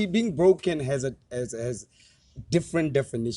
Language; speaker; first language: English; non-native, local second language; Tswana